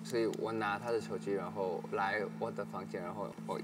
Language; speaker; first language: Chinese; non-native, learner; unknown